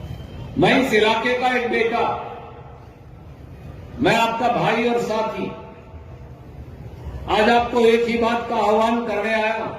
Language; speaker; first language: Hindi; native; Hindi